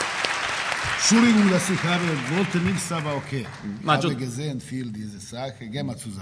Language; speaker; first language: German; non-native, learner; Serbian